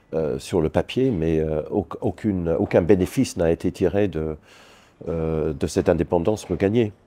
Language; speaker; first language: French; non-native, fluent; English